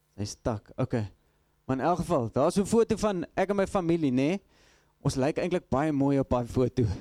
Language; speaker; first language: Afrikaans; non-native, local second language; English